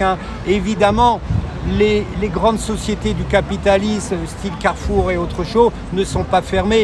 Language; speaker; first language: French; native; French